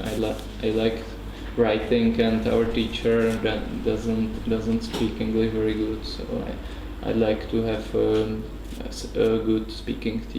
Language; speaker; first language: English; non-native, learner; Czech